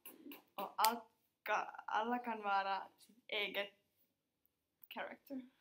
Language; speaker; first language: Swedish; non-native, fluent; Finnish